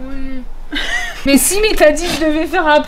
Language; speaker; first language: French; native; French